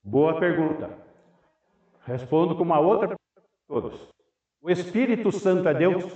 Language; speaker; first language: Portuguese; native; Portuguese